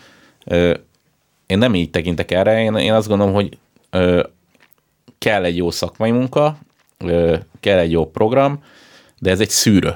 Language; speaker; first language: Hungarian; native; Hungarian